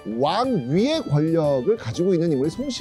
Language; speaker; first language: Korean; native; Korean